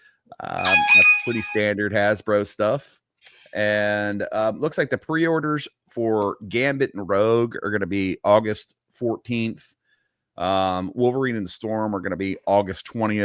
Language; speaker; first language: English; native; English